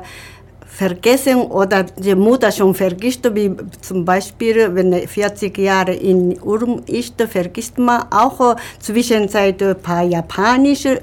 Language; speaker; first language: German; non-native, learner; Japanese